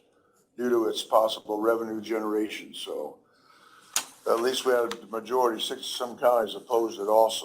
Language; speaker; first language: English; native; English